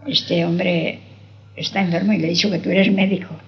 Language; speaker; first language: Spanish; non-native, local second language; Basque